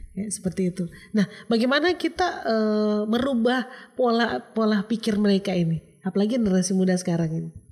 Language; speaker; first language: Indonesian; native; Indonesian